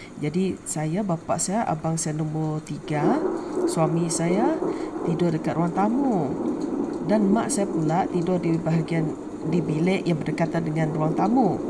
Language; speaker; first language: Malay; non-native, local second language; Iban